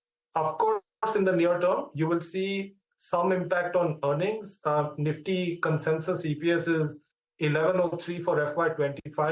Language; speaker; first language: English; non-native, local second language; Hindi